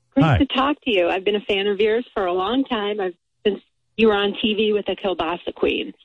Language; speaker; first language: English; native; English